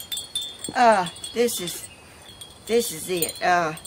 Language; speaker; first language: English; native; English